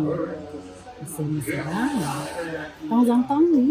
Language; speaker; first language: French; non-native, fluent; Khmer